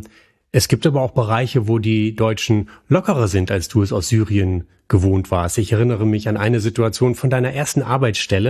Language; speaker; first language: German; native; German